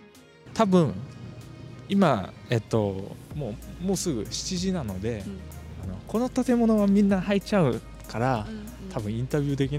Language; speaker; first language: Japanese; non-native, fluent; Vietnamese